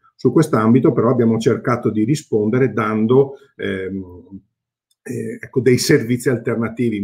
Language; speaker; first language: Italian; native; Italian